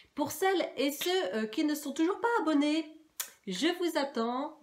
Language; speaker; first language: French; native; French